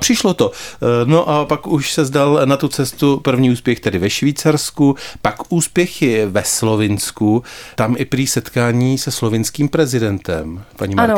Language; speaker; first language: Czech; native; Czech